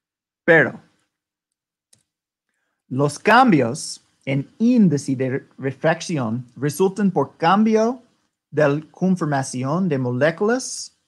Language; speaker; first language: Spanish; non-native, learner; English